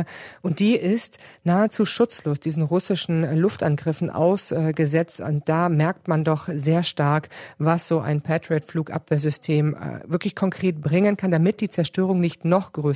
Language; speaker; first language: German; native; German